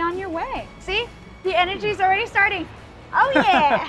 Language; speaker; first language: English; early bilingual, other home language; Chinese